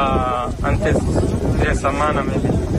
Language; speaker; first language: Spanish; non-native, learner; Arabic